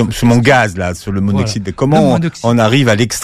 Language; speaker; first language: French; native; French